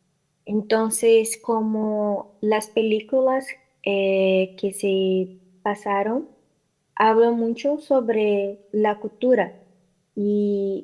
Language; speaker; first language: Spanish; non-native, learner; Portuguese